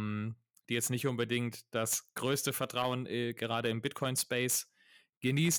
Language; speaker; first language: German; native; German